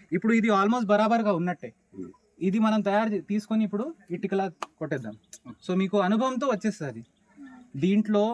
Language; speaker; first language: Telugu; non-native, local second language; Marathi